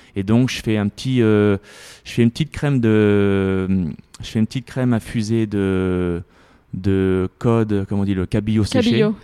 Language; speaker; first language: French; native; French